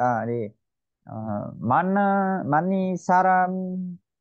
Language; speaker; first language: Korean; non-native, learner; Vietnamese